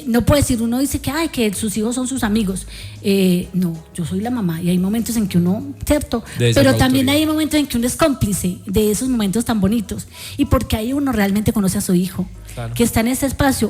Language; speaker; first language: Spanish; native; Spanish